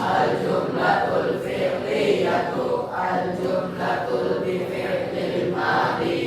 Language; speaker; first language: Arabic; non-native, learner; Indonesian